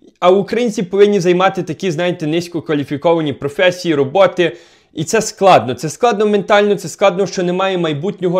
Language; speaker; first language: Ukrainian; non-native, fluent; English